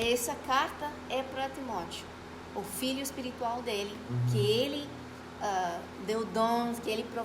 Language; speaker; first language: Portuguese; non-native, fluent; Spanish